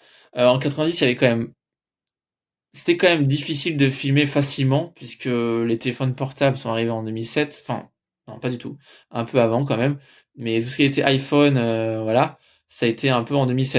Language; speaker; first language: French; native; French